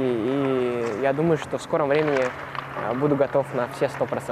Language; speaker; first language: Russian; native; Russian